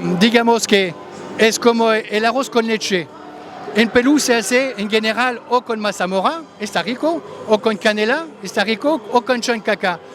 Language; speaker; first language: Spanish; non-native, fluent; French